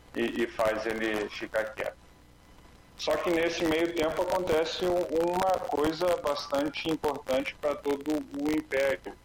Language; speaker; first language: Portuguese; native; Portuguese